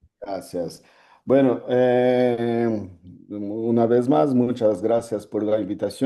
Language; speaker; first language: Spanish; non-native, learner; Portuguese